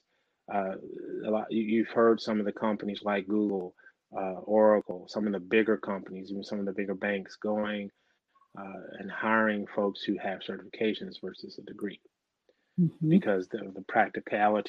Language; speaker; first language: English; native; English